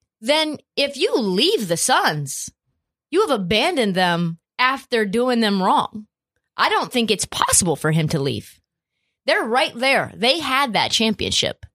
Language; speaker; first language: English; native; English